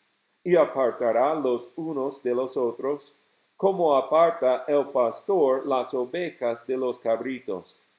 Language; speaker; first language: Spanish; non-native, fluent; English